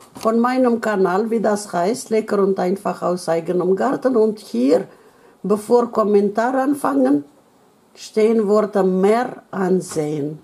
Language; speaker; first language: German; non-native, learner; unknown